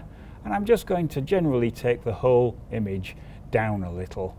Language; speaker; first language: English; native; English